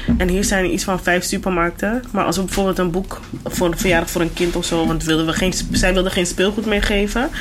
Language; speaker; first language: Dutch; native; Dutch